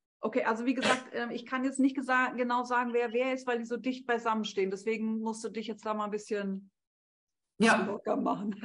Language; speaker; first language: German; native; German